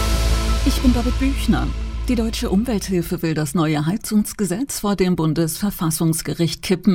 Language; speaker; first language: German; native; German